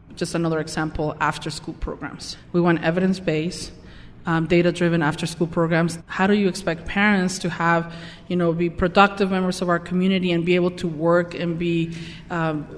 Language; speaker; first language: English; non-native, fluent; Spanish